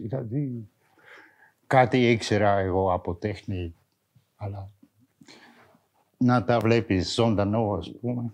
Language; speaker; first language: Greek; non-native, fluent; French